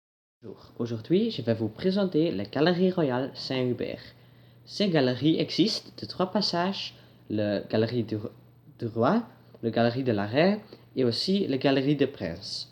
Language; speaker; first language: French; non-native, learner; Dutch